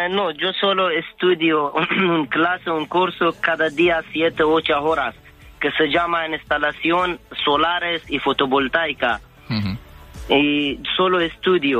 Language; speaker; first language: Spanish; non-native, learner; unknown